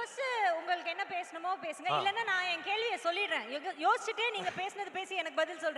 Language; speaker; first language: Tamil; native; Tamil